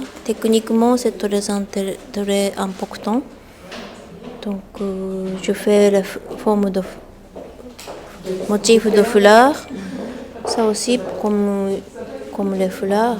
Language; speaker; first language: French; non-native, learner; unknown